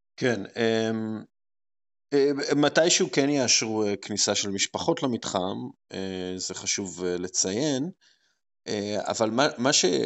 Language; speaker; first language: Hebrew; native; Hebrew